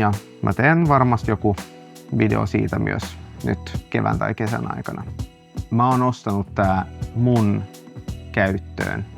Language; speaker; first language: Finnish; non-native, local second language; Swedish